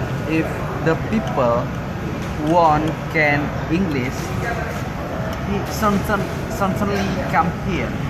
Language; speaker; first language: English; non-native, learner; Indonesian